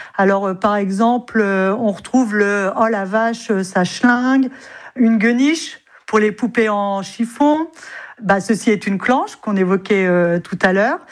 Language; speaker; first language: French; native; French